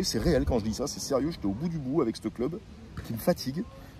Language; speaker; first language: French; native; French